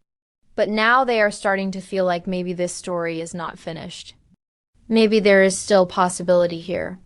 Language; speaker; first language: English; native; English